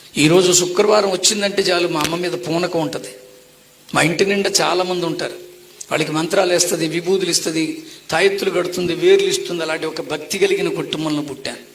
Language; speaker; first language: Telugu; non-native, local second language; Tamil